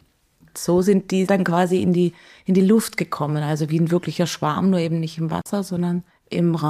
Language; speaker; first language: German; native; German